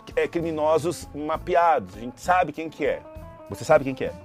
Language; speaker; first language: Portuguese; native; Portuguese